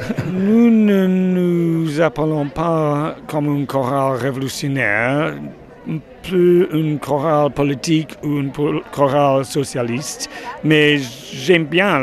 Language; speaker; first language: French; non-native, learner; English